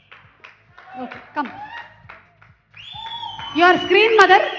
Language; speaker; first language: Telugu; native; Telugu